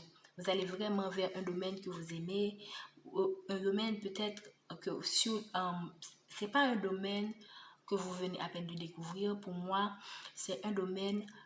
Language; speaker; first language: French; native; French